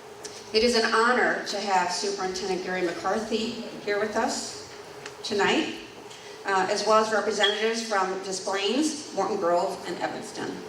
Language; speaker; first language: English; native; English